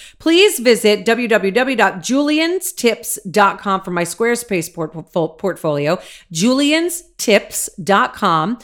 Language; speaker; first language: English; native; English